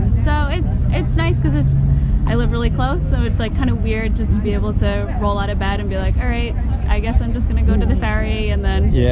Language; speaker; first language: English; native; English